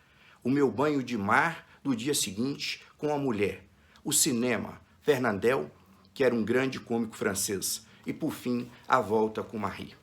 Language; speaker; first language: Portuguese; native; Portuguese